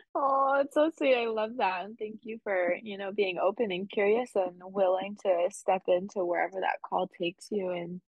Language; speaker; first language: English; early bilingual, other home language; Spanish